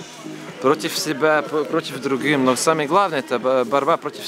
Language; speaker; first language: Russian; non-native, fluent; Latvian